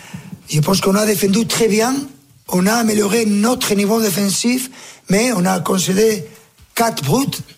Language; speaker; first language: French; non-native, fluent; Spanish